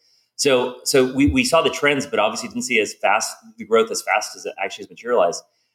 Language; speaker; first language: English; native; English